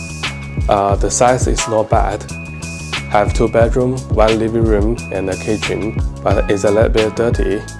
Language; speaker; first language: English; non-native, learner; Chinese